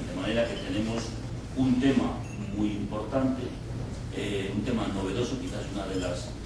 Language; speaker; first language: Spanish; native; Spanish